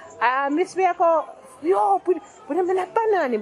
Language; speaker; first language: Czech; early bilingual, other home language; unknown